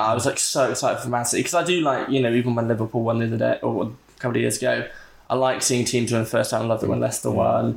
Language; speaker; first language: English; native; English